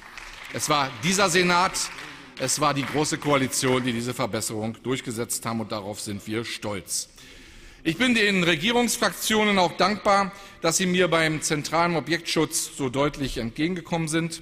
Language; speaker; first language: German; native; German